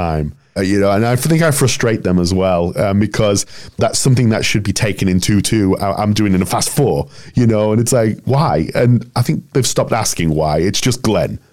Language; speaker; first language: English; native; English